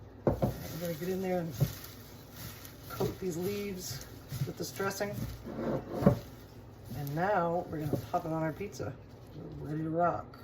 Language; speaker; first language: English; native; English